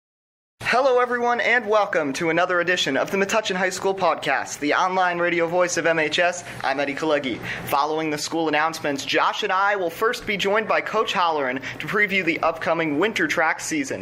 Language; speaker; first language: English; native; English